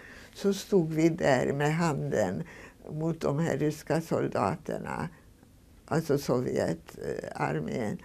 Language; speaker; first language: Swedish; non-native, fluent; Hungarian